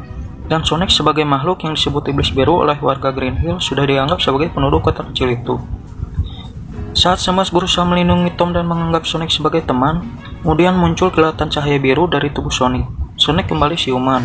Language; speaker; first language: Indonesian; native; Indonesian